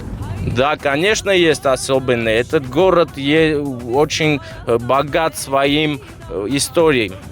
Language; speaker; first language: Russian; non-native, learner; Armenian